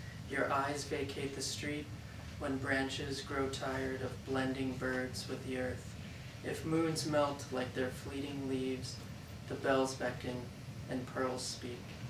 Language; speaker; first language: English; native; English